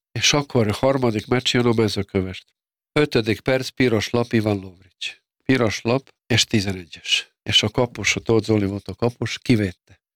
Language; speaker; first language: Hungarian; non-native, fluent; Serbian